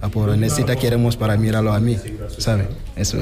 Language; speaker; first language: Spanish; non-native, learner; Wolof